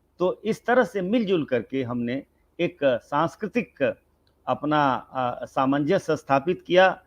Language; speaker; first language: Hindi; non-native, local second language; Bhojpuri